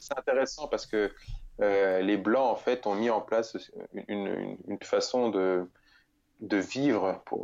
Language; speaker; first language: French; native; French